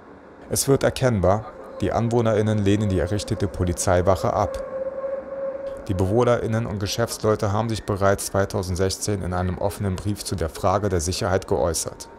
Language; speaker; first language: German; native; German